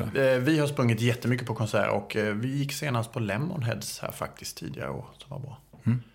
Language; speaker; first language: Swedish; native; Swedish